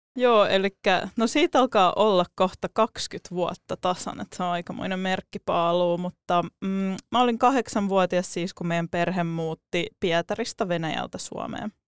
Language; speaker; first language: Finnish; early bilingual, other home language; Russian